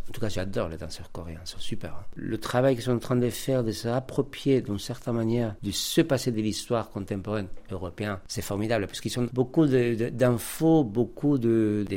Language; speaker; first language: French; non-native, fluent; Spanish